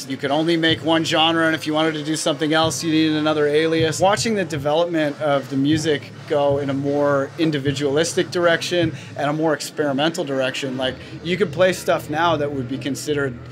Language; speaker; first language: English; native; English